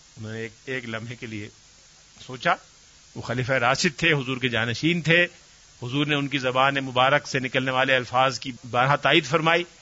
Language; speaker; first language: Urdu; native; Urdu